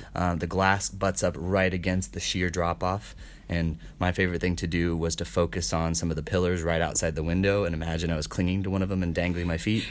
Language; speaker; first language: English; native; English